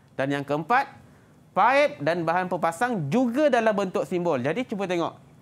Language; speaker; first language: Malay; native; Malay